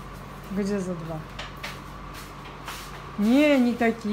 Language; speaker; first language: Russian; native; Russian